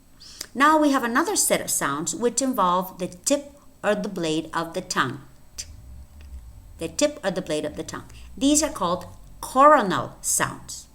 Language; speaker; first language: English; non-native, fluent; Spanish